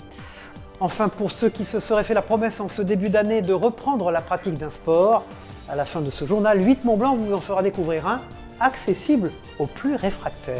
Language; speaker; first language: French; native; French